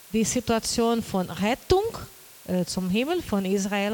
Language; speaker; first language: German; non-native, learner; Portuguese